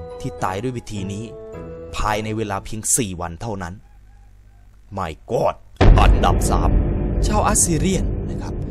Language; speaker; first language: Thai; native; Thai